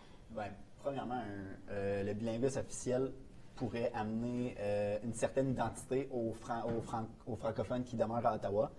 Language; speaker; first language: French; native; French